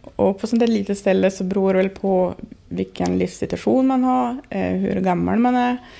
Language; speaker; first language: Swedish; native; Swedish